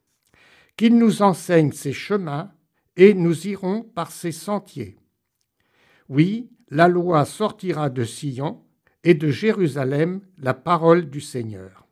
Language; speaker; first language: French; native; French